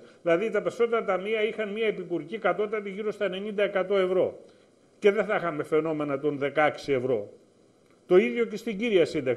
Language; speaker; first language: Greek; native; Greek